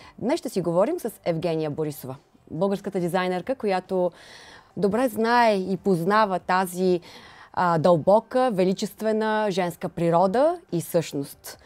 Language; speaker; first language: Bulgarian; native; Bulgarian